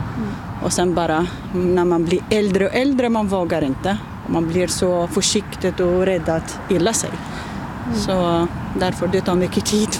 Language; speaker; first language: Swedish; non-native, learner; Arabic